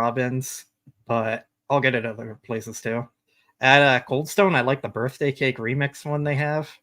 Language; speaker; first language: English; native; English